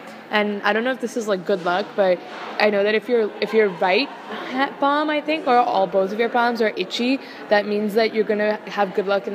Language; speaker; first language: English; non-native, local second language; Punjabi